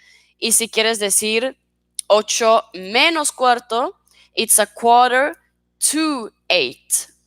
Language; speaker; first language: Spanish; non-native, fluent; Swedish